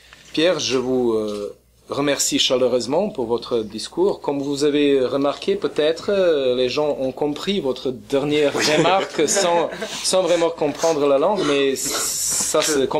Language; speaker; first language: French; non-native, fluent; Serbian